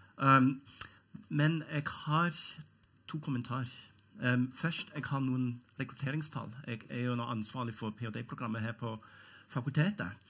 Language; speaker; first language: Norwegian; non-native, fluent; German